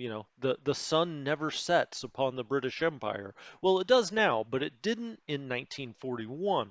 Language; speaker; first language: English; native; English